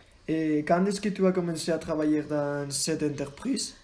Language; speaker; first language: French; non-native, learner; Spanish